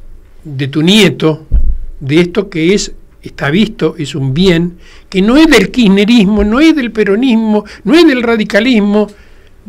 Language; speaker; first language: Spanish; native; Spanish